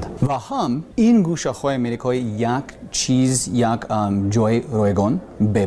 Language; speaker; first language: Persian; non-native, learner; English